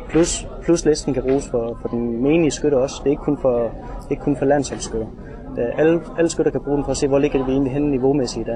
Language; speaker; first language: Danish; native; Danish